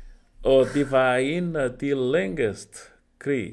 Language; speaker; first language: Danish; non-native, fluent; Portuguese